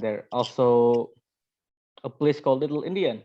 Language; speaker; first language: English; non-native, learner; Indonesian